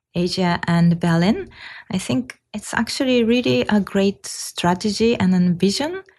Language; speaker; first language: English; non-native, fluent; Japanese